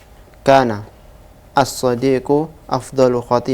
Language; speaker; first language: Arabic; non-native, learner; Indonesian